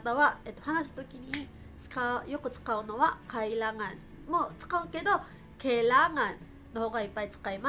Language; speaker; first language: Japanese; non-native, fluent; Filipino